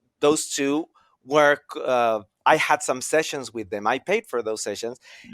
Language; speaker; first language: English; non-native, fluent; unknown